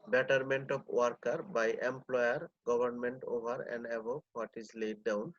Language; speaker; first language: English; non-native, local second language; Bangla